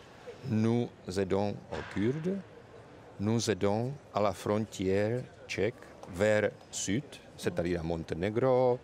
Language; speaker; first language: French; non-native, fluent; Czech